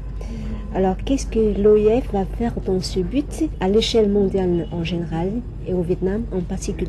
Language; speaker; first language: French; non-native, fluent; Vietnamese